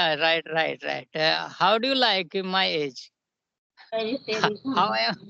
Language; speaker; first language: English; non-native, learner; Hindi